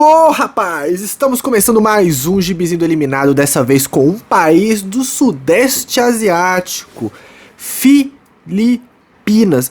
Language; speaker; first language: Portuguese; native; Portuguese